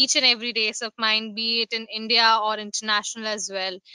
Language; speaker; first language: English; non-native, local second language; Gujarati